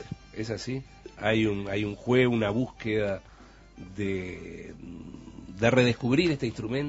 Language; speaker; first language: Spanish; native; Spanish